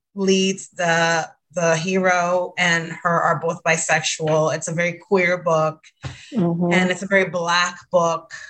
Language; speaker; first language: English; non-native, fluent; Spanish